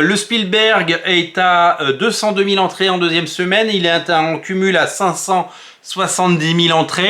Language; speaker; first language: French; native; French